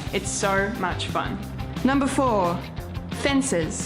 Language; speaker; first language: English; native; English